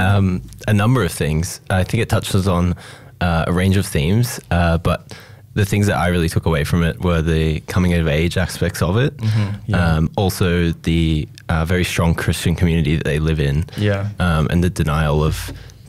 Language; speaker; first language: English; native; English